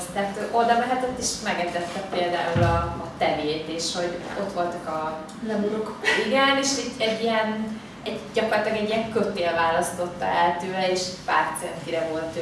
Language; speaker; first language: Hungarian; native; Hungarian